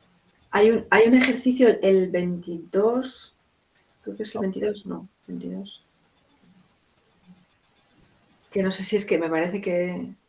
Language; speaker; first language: Spanish; native; Spanish